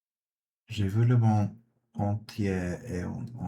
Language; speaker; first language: French; non-native, learner; English